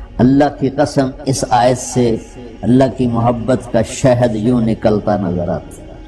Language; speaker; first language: Urdu; non-native, local second language; Punjabi